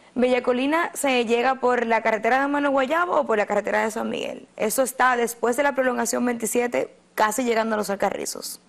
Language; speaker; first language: Spanish; native; Spanish